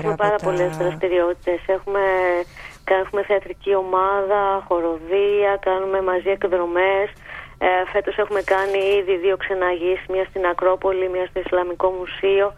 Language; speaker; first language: Greek; native; Greek